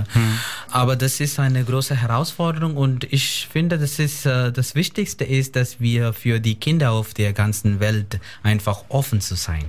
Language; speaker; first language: German; non-native, fluent; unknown